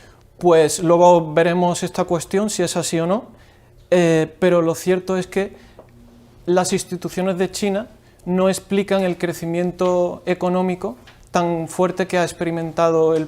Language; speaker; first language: Spanish; native; Spanish